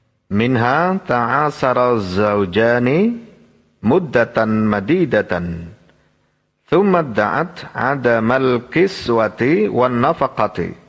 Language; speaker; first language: Arabic; non-native, fluent; Indonesian